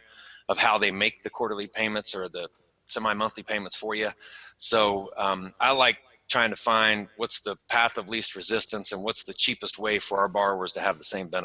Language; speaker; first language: English; native; English